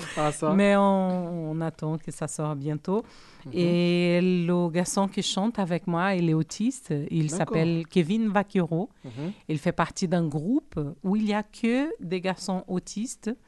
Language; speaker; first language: French; non-native, fluent; Portuguese